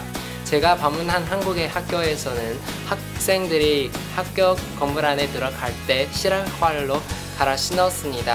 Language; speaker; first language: Korean; non-native, learner; Chinese